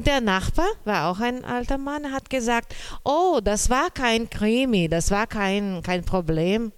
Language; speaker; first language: German; non-native, learner; Portuguese